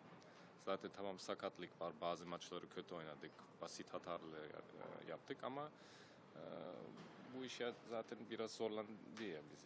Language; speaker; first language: Turkish; early bilingual, heritage; German